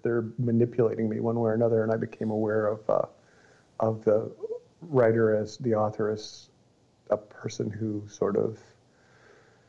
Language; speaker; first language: English; native; English